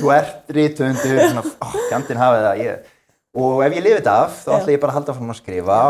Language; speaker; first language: Icelandic; native; Icelandic